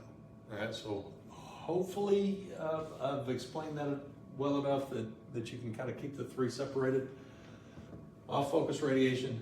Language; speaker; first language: English; native; English